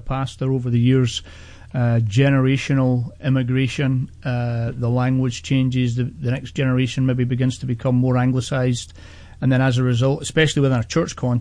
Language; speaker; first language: English; native; English